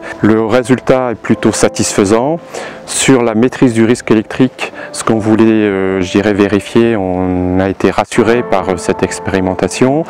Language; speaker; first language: French; native; French